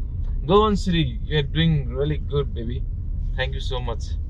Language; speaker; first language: English; non-native, fluent; Nepali